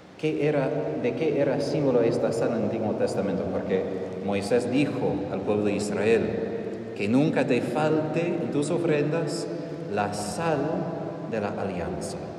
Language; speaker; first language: Spanish; non-native, fluent; English